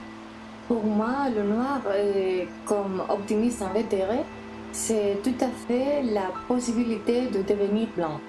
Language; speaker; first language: French; non-native, fluent; Spanish